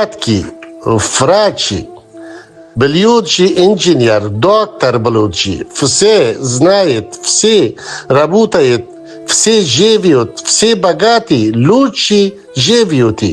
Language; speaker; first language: Russian; non-native, learner; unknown